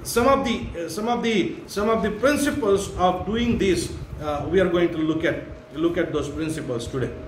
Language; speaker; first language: English; non-native, local second language; Marathi